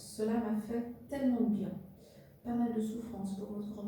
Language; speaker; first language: French; native; French